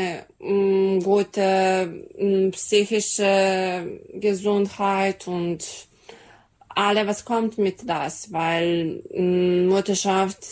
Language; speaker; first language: German; non-native, learner; Serbian